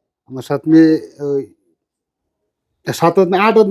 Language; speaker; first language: Hindi; non-native, learner; Bangla